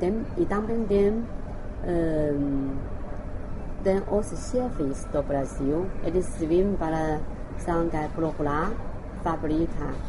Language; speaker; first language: Portuguese; non-native, learner; Chinese